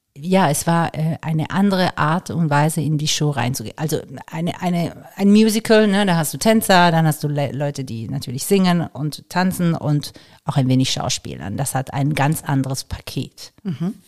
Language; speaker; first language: German; non-native, fluent; Italian